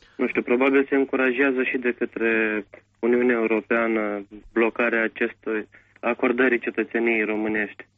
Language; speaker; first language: Romanian; native; Romanian